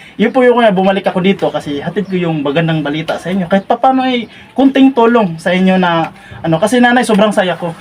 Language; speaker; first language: Filipino; non-native, local second language; Waray